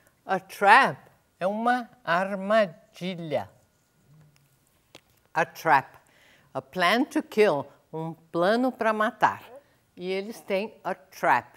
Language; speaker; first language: Portuguese; native; Portuguese